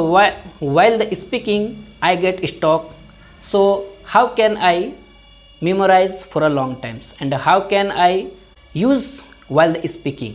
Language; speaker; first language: English; non-native, learner; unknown